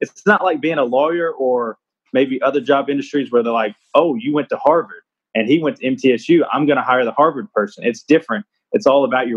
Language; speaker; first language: English; native; English